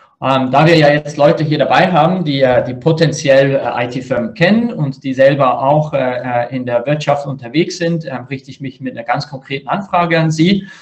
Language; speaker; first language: German; native; German